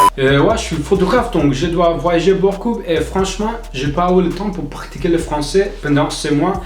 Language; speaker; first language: French; non-native, fluent; English